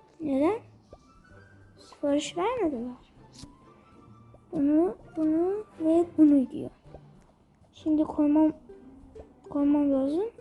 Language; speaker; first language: Turkish; early bilingual, heritage; Turkish